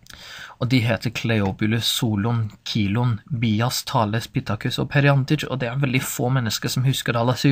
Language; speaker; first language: Norwegian; non-native, fluent; English